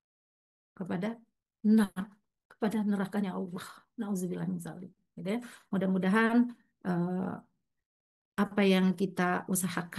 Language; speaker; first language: Indonesian; native; Indonesian